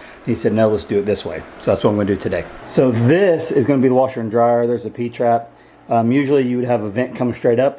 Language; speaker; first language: English; native; English